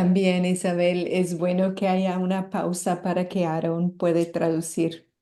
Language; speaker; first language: Spanish; non-native, fluent; English